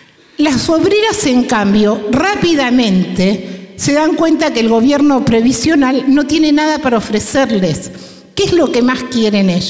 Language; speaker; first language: Spanish; native; Spanish